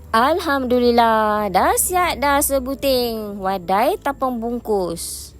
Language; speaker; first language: Malay; native; Malay